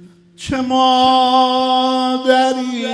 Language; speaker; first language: Persian; native; Persian